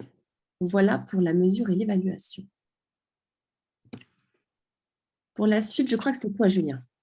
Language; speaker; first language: French; native; French